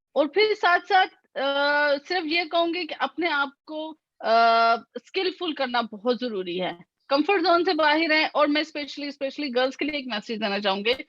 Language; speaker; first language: Urdu; native; Urdu